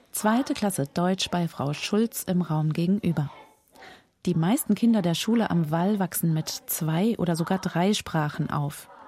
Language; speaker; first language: German; native; German